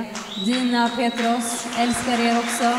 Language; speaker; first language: Swedish; early bilingual, other home language; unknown